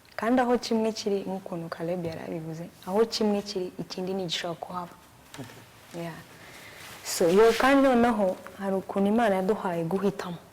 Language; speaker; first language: Kinyarwanda; early bilingual, heritage; Kinyarwanda